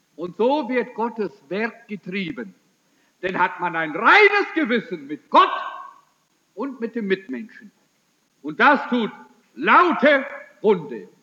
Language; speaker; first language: German; early bilingual, heritage; German